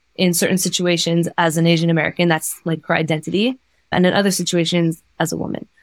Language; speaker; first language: English; native; English